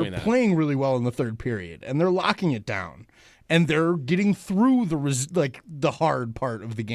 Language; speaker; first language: English; native; English